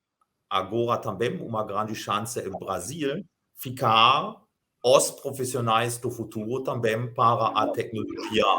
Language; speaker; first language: Portuguese; non-native, fluent; German